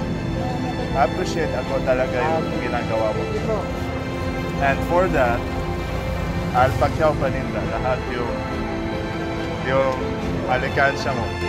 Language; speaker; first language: Filipino; non-native, learner; Arabic